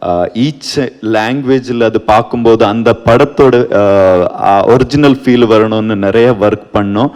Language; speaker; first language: Tamil; non-native, learner; Kannada